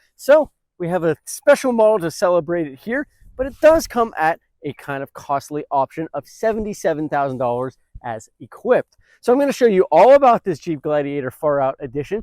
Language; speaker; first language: English; native; English